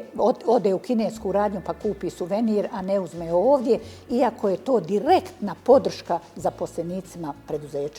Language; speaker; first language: Bosnian; native; Bosnian